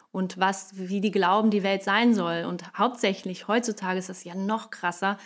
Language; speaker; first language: German; non-native, fluent; Portuguese